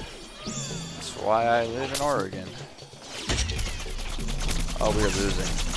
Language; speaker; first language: English; native; English